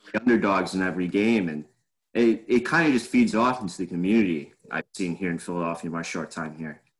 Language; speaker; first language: English; native; English